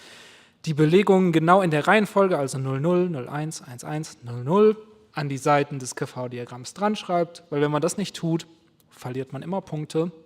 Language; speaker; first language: German; native; German